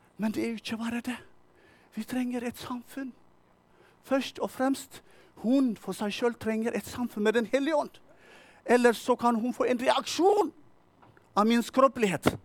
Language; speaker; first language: Norwegian; non-native, fluent; Tigrinya